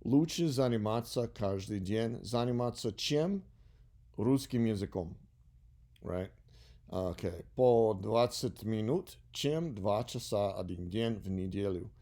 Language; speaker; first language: Russian; non-native, learner; English